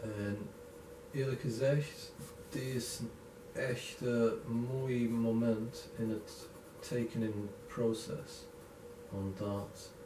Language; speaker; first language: Dutch; non-native, learner; English